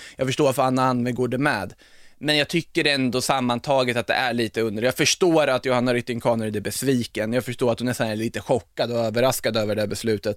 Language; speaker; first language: Swedish; native; Swedish